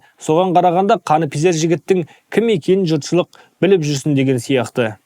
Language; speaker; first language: Kazakh; native; Kazakh